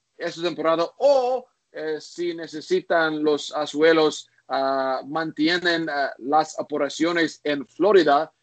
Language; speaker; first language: Spanish; non-native, learner; English